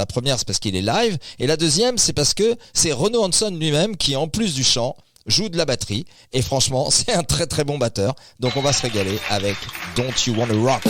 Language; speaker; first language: French; native; French